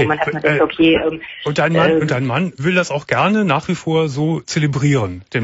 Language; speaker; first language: German; native; German